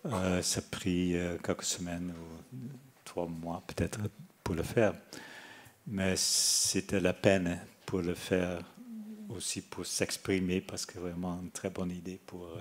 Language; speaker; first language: French; non-native, fluent; Dutch